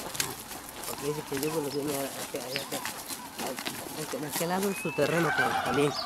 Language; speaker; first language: Spanish; native; Spanish